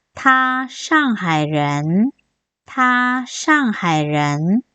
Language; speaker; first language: Chinese; non-native, fluent; Korean